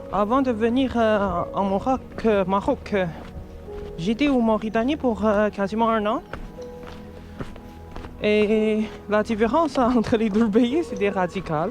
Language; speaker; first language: French; non-native, fluent; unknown